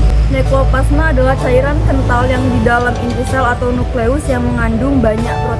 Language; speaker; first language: Indonesian; native; Indonesian